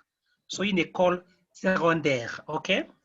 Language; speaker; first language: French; non-native, fluent; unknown